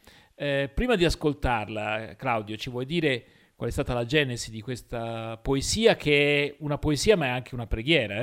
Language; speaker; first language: Italian; native; Italian